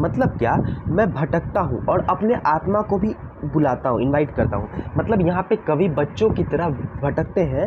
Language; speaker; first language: Hindi; native; Hindi